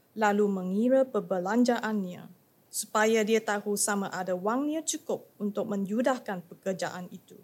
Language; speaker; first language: English; non-native, local second language; Chinese